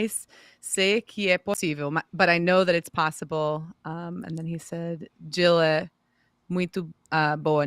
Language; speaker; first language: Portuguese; non-native, learner; English